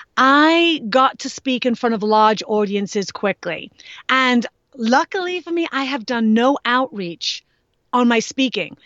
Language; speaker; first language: English; native; English